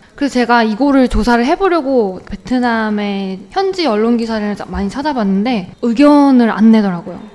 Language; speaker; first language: Korean; native; Korean